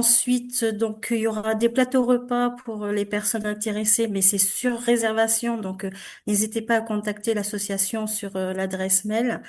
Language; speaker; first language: French; native; French